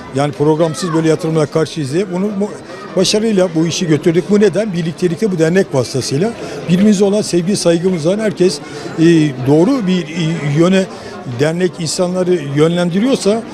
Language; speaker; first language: Turkish; native; Turkish